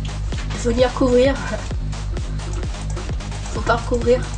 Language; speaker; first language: French; native; French